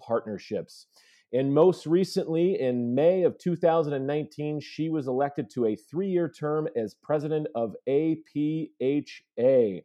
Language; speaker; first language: English; native; English